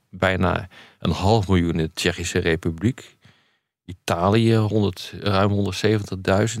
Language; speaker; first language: Dutch; native; Dutch